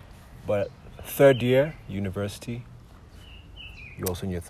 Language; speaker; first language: English; non-native, local second language; Yoruba